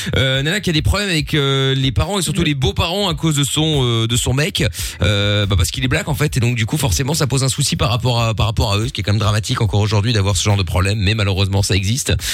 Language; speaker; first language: French; early bilingual, other home language; Portuguese